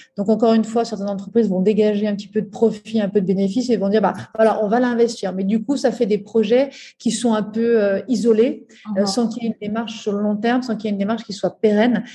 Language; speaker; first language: French; native; French